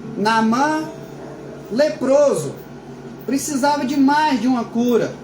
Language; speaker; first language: Portuguese; native; Portuguese